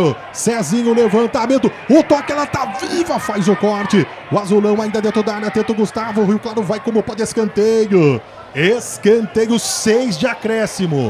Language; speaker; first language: Portuguese; native; Portuguese